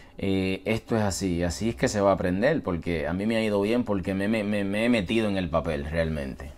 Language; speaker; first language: Spanish; native; Spanish